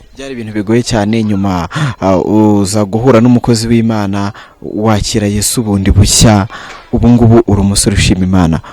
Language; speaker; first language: Kinyarwanda; native; Kinyarwanda